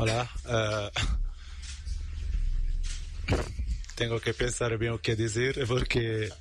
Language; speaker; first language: Spanish; non-native, learner; Portuguese